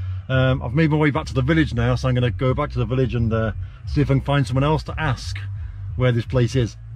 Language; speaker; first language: English; native; English